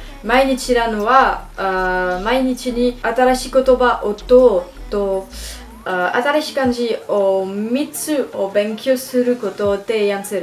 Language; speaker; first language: Japanese; non-native, learner; French